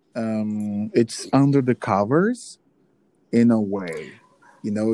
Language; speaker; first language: English; non-native, fluent; Portuguese